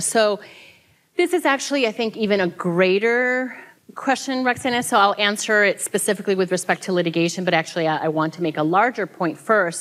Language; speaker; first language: English; early bilingual, other home language; Spanish